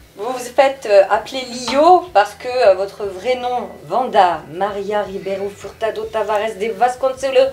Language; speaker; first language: French; native; French